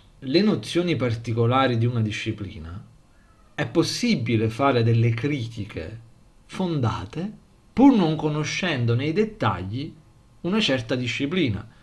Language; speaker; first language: Italian; native; Italian